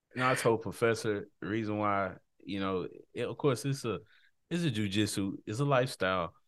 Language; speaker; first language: English; native; English